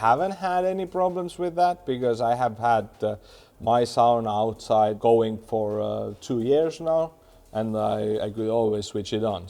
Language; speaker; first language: English; non-native, fluent; Estonian